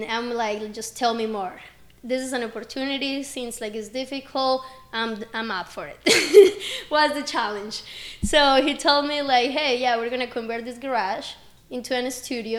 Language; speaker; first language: English; non-native, fluent; Spanish